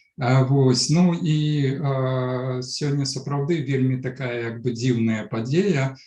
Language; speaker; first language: Belarusian; non-native, local second language; Russian